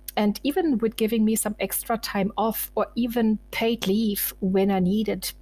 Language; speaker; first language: English; non-native, fluent; German